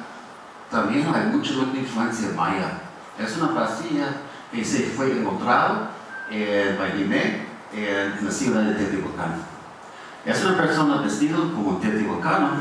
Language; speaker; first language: Spanish; non-native, fluent; English